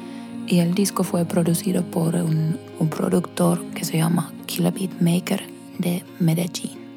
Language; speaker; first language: Spanish; non-native, fluent; Finnish